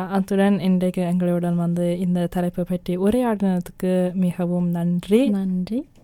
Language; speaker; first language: Tamil; early bilingual, heritage; Tamil